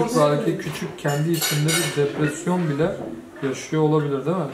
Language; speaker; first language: Turkish; native; Turkish